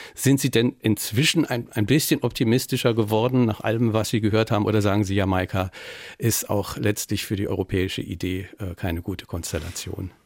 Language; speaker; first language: German; native; German